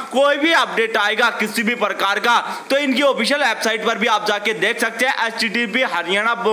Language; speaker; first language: Hindi; native; Hindi